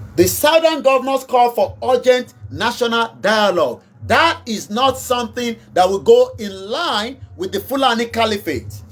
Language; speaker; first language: English; non-native, local second language; Yoruba